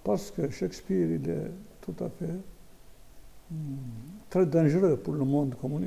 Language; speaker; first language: French; non-native, fluent; Albanian